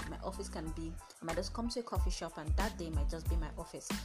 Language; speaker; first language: English; non-native, local second language; Yoruba